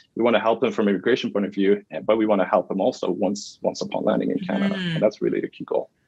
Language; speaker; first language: English; non-native, fluent; Dutch